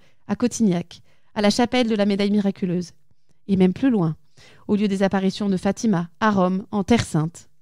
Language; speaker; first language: French; native; French